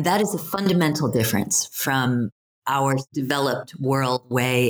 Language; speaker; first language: English; native; English